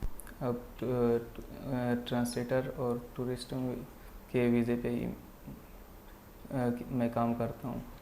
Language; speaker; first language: Hindi; non-native, fluent; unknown